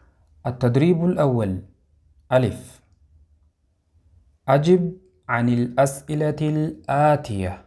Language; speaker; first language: Arabic; non-native, fluent; Amharic